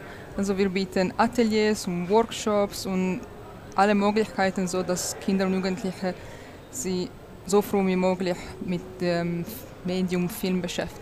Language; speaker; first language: German; non-native, local second language; Italian